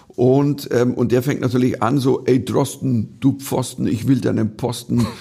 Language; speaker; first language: German; native; German